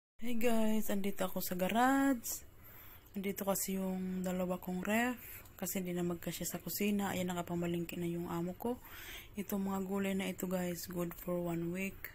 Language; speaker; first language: Filipino; non-native, local second language; Bikol